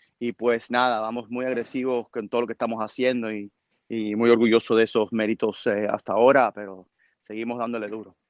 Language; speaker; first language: Spanish; early bilingual, heritage; Spanish